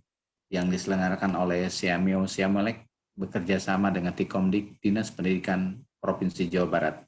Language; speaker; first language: Indonesian; native; Indonesian